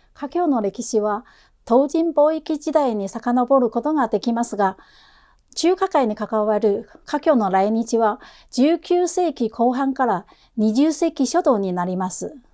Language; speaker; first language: Japanese; non-native, fluent; Chinese